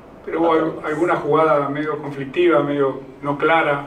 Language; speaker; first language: Spanish; native; Spanish